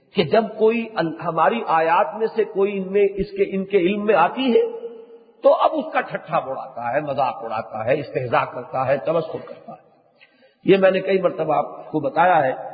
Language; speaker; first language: Urdu; native; Urdu